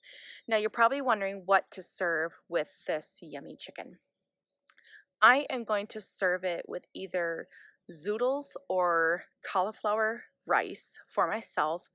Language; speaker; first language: English; native; English